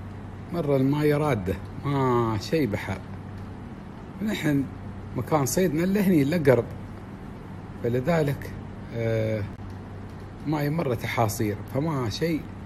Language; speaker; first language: Arabic; native; Arabic